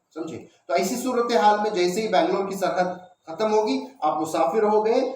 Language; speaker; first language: Urdu; native; Urdu